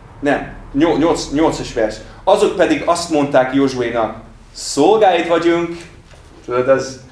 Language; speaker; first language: Hungarian; non-native, fluent; English